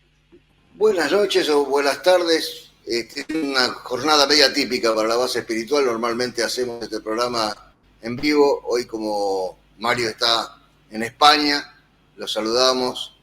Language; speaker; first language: Spanish; native; Spanish